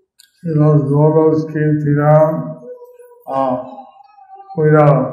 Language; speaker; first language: Spanish; non-native, learner; English